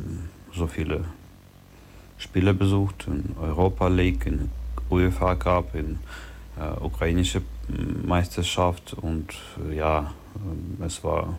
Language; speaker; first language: German; non-native, learner; Ukrainian